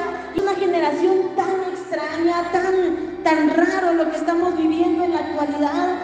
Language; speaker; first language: Spanish; native; Spanish